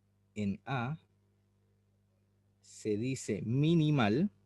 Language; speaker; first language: Spanish; native; Spanish